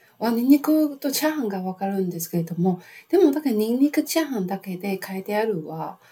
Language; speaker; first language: Japanese; non-native, learner; Chinese